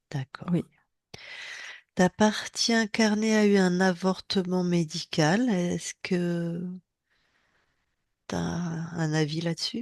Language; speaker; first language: French; native; French